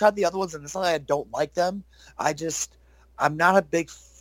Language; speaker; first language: English; native; English